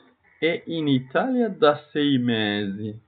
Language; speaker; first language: Italian; non-native, fluent; Turkish